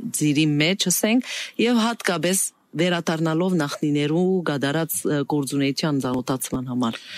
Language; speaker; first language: Armenian; native; Armenian